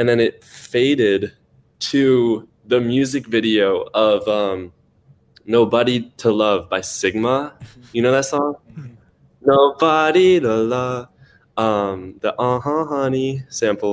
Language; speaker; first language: English; native; English